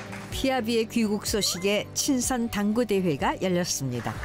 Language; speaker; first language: Korean; native; Korean